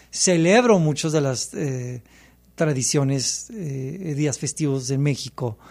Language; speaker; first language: Spanish; early bilingual, heritage; Spanish